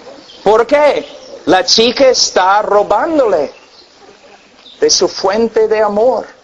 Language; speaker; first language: Spanish; non-native, fluent; English